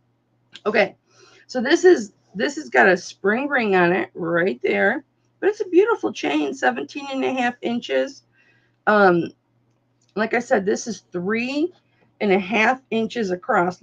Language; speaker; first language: English; native; English